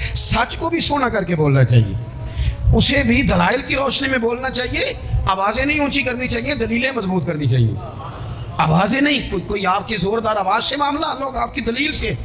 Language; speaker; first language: Urdu; non-native, local second language; Punjabi